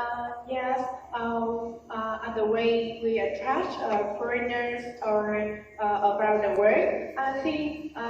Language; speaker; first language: English; non-native, learner; Vietnamese